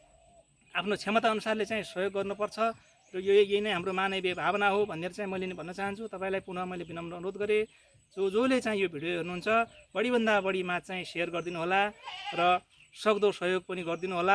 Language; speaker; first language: Nepali; native; Nepali